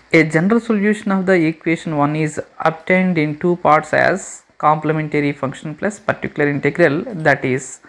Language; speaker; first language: English; non-native, local second language; Telugu